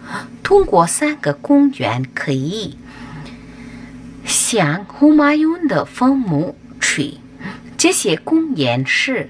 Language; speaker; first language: Chinese; non-native, learner; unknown